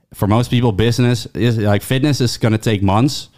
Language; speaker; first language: English; non-native, fluent; Dutch